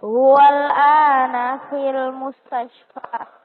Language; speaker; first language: Arabic; non-native, learner; Indonesian